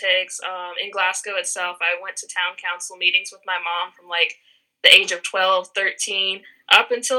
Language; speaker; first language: English; native; English